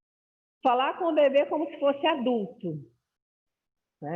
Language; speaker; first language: Portuguese; native; Portuguese